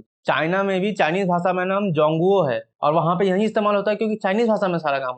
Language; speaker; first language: Hindi; native; Hindi